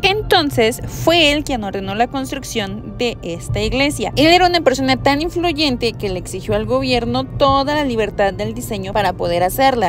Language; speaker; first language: Spanish; native; Spanish